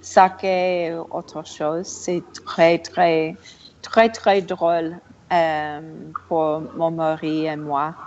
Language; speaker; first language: French; non-native, learner; English